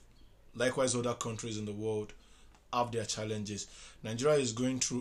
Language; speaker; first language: English; non-native, local second language; Yoruba